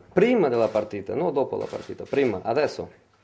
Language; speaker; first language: Italian; non-native, fluent; Portuguese